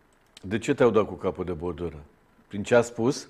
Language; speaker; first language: Romanian; native; Romanian